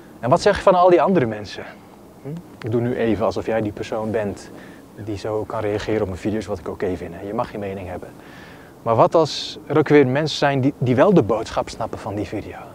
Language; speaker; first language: Dutch; early bilingual, other home language; Bosnian